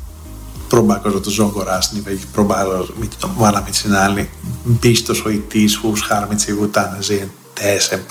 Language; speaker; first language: Hungarian; non-native, learner; Greek